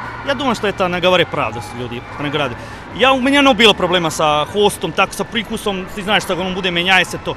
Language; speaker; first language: Russian; non-native, learner; Serbian